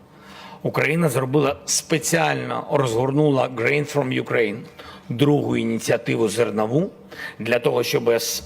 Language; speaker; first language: Ukrainian; non-native, local second language; Russian